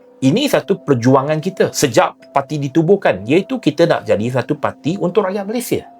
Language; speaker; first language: Malay; non-native, local second language; Chinese